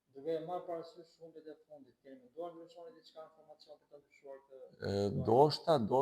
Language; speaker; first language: Albanian; native; Albanian